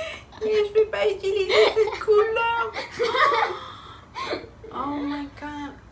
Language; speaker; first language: French; non-native, fluent; Spanish